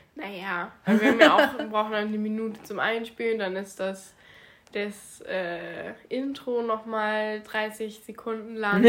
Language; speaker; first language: German; native; German